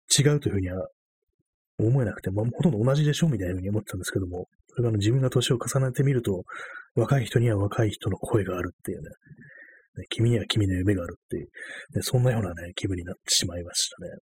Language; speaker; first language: Japanese; native; Japanese